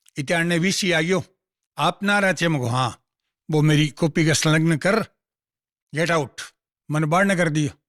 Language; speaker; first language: Hindi; non-native, local second language; Marwari